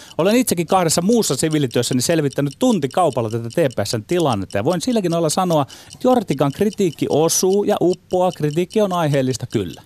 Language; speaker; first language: Finnish; native; Finnish